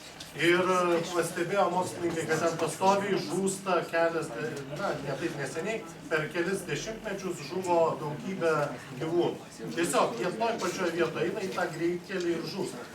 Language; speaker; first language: Lithuanian; native; Lithuanian